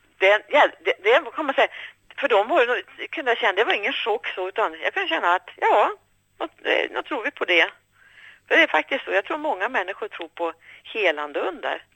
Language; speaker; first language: Swedish; native; Swedish